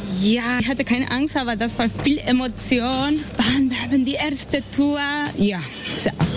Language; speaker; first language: German; non-native, learner; Spanish